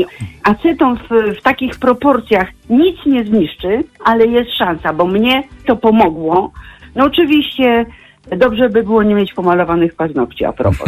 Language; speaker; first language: Polish; native; Polish